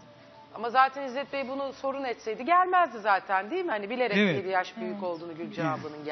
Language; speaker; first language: Turkish; native; Turkish